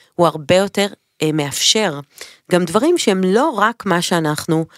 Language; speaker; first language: Hebrew; native; Hebrew